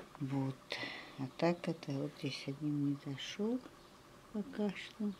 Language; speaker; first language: Russian; native; Russian